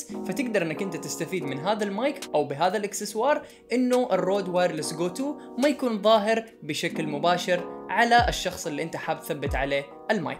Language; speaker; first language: Arabic; native; Arabic